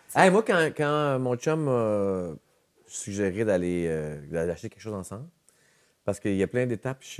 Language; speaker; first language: French; native; French